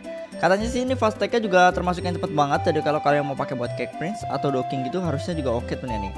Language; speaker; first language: Indonesian; native; Indonesian